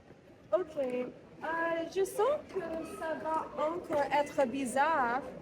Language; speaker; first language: French; non-native, learner; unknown